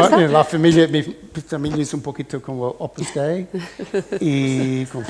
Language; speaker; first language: Spanish; early bilingual, heritage; English